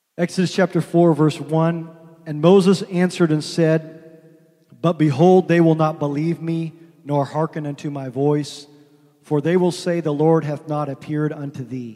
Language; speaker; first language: English; native; English